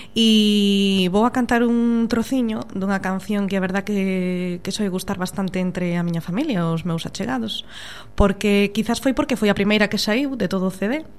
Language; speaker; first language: Galician; native; Galician